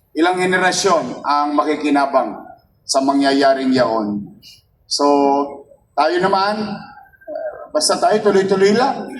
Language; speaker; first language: Filipino; native; Filipino